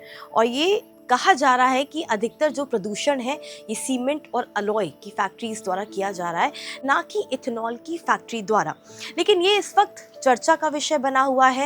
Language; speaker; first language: Hindi; native; Hindi